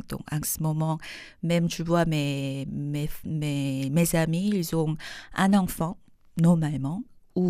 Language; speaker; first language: French; non-native, fluent; Korean